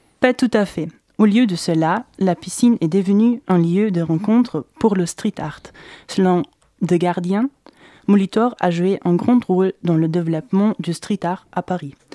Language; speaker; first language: French; non-native, fluent; German